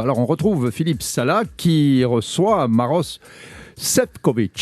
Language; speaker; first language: French; native; French